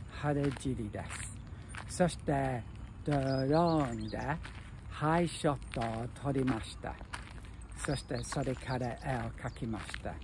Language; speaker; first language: Japanese; non-native, learner; English